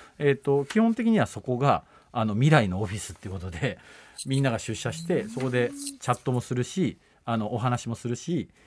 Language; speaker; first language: Japanese; native; Japanese